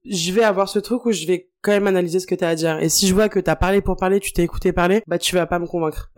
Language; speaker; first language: French; native; French